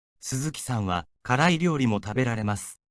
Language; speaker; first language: Japanese; non-native, fluent; Korean